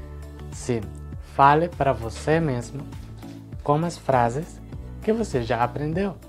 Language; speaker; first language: Portuguese; non-native, fluent; Spanish